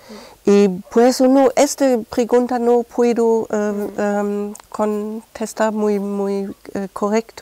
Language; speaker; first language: Spanish; non-native, fluent; German